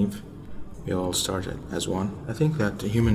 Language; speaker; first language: English; non-native, fluent; Arabic